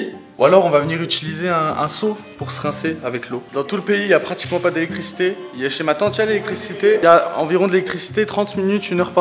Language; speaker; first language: French; native; French